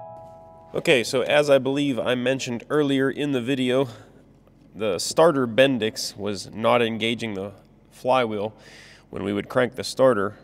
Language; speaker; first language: English; native; English